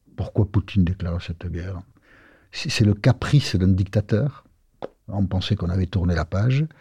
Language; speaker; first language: French; non-native, local second language; Basque